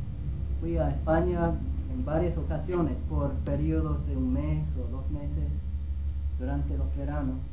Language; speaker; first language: Spanish; non-native, fluent; English